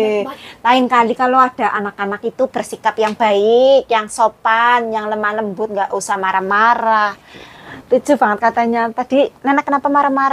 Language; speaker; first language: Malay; non-native, local second language; Javanese